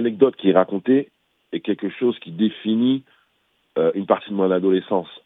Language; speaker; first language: French; early bilingual, other home language; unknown